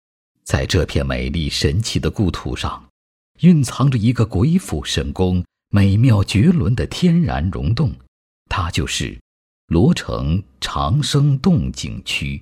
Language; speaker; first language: Chinese; native; Chinese